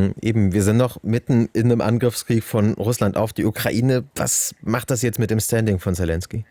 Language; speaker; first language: German; native; German